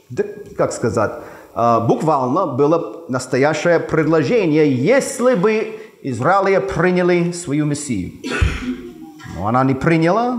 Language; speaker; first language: Russian; non-native, fluent; English